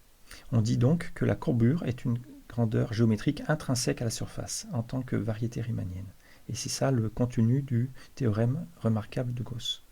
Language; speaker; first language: French; native; French